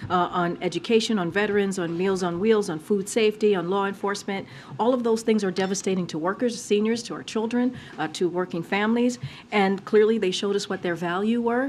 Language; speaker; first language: English; native; English